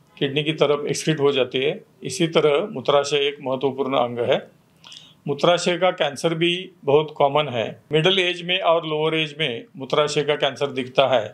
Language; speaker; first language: Hindi; non-native, local second language; Marathi